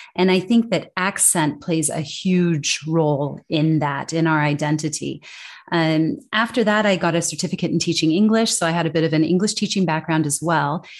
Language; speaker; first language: English; native; English